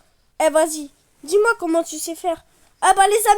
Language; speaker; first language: French; native; French